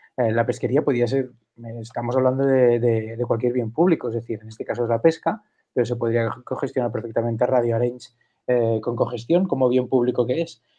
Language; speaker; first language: Spanish; non-native, local second language; Catalan